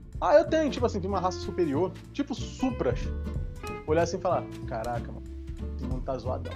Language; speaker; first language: Portuguese; native; Portuguese